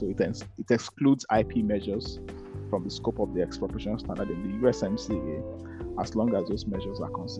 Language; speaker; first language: English; non-native, local second language; Yoruba